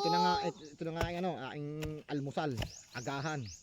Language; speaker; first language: Filipino; non-native, local second language; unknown